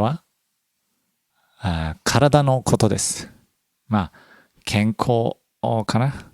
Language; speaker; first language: Japanese; native; Japanese